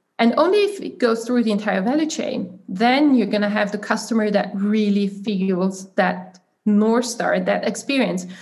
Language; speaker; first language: English; non-native, fluent; German